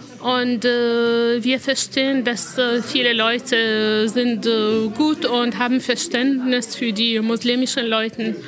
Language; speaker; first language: German; non-native, learner; Arabic